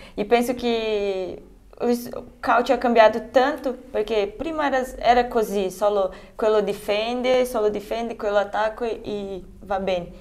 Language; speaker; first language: Italian; non-native, fluent; Portuguese